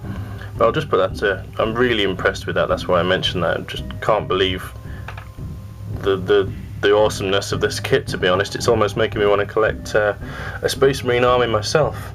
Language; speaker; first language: English; native; English